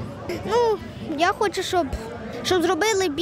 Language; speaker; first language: Ukrainian; early bilingual, heritage; Ukrainian